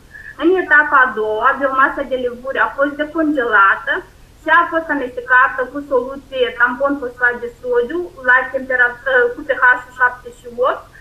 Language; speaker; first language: Romanian; native; Romanian